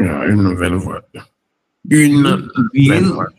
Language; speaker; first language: French; non-native, fluent; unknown